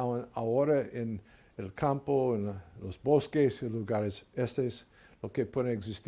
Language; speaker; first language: Spanish; non-native, learner; English